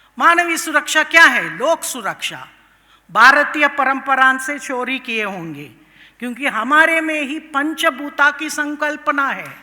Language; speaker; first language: Hindi; non-native, local second language; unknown